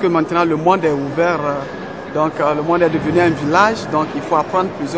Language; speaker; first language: French; non-native, fluent; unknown